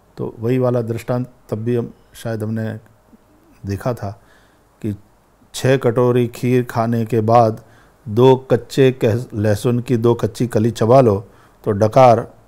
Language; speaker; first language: Hindi; non-native, local second language; Gujarati